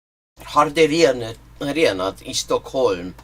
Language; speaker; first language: Swedish; non-native, learner; English